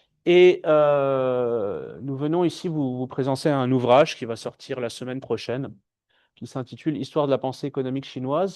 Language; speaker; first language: French; native; French